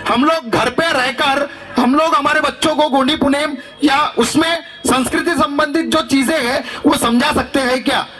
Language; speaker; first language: Hindi; non-native, local second language; Marathi